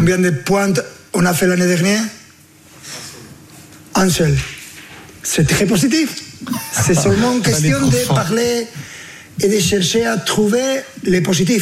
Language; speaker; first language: French; non-native, learner; Spanish